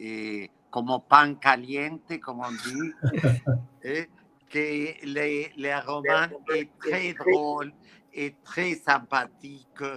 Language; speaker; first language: French; non-native, fluent; Spanish